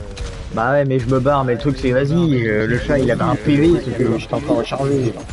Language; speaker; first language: French; native; French